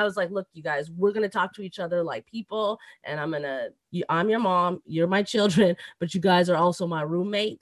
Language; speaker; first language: English; native; English